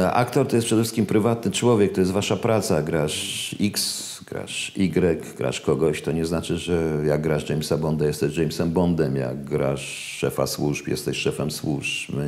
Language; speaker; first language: Polish; native; Polish